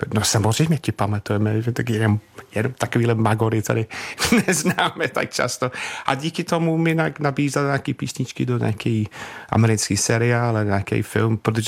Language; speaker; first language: Czech; non-native, fluent; English